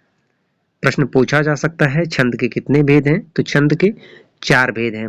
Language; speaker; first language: Hindi; native; Hindi